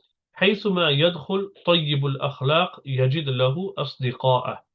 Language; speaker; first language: Arabic; non-native, fluent; English